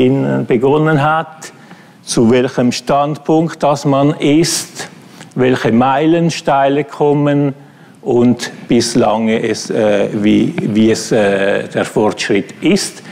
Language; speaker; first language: German; non-native, fluent; Italian